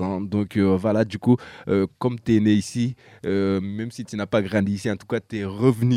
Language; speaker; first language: French; native; French